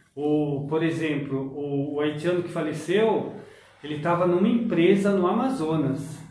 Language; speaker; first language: Portuguese; native; Portuguese